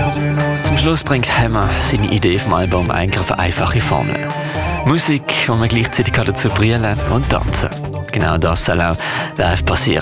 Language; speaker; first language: German; native; German